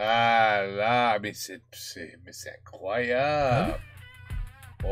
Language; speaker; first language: French; non-native, learner; English